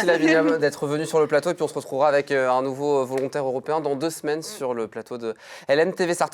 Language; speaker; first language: French; native; French